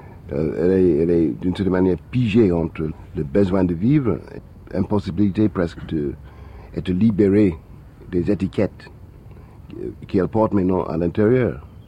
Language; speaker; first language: French; non-native, fluent; English